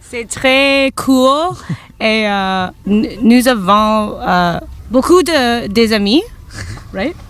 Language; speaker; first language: French; non-native, learner; English